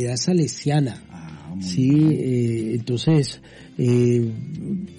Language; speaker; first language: Spanish; native; Spanish